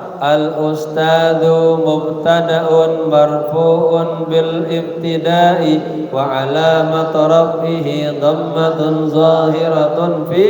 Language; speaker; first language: Arabic; non-native, fluent; Indonesian